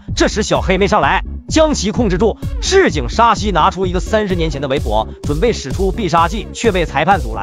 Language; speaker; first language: Chinese; native; Chinese